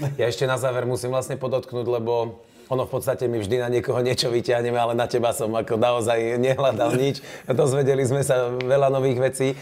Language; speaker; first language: Slovak; native; Slovak